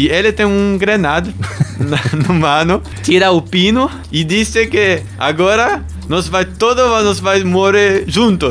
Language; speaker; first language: Portuguese; non-native, learner; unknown